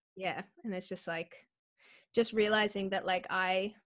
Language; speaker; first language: English; native; English